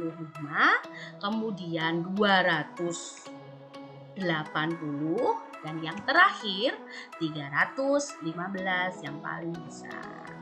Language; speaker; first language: Indonesian; native; Indonesian